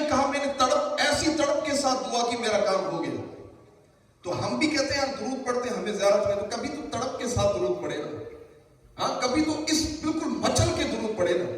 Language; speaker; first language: Urdu; native; Urdu